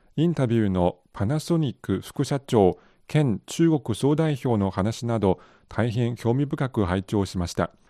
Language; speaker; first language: Japanese; non-native, fluent; Chinese